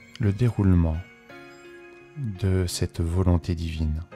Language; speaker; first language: French; native; French